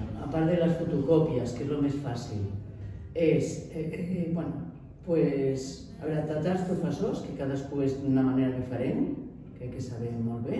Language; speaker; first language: Catalan; non-native, local second language; Spanish